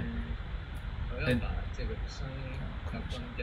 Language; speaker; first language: Chinese; non-native, fluent; Japanese